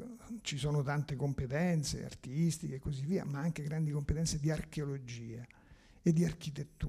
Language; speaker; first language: Italian; native; Italian